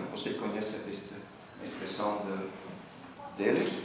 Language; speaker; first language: Portuguese; non-native, fluent; Dutch